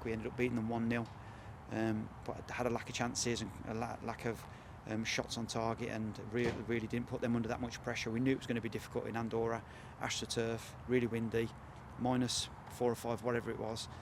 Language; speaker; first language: English; native; English